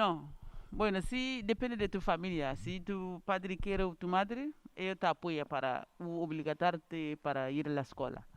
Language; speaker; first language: Spanish; non-native, learner; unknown